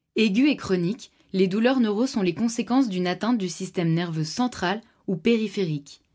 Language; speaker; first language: French; native; French